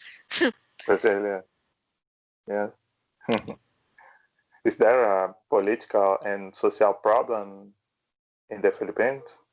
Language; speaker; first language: English; non-native, learner; Portuguese